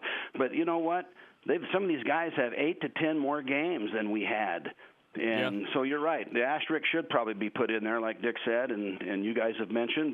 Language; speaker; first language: English; native; English